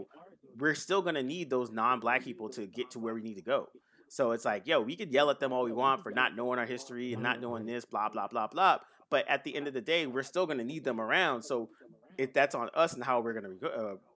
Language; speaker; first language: English; native; English